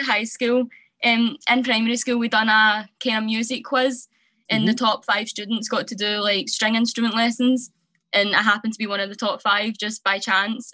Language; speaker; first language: English; native; English